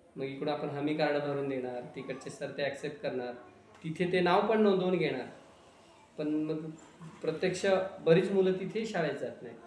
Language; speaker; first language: Marathi; non-native, local second language; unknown